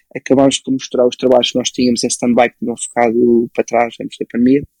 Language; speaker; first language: Portuguese; early bilingual, other home language; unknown